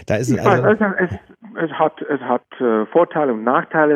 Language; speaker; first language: German; non-native, fluent; Czech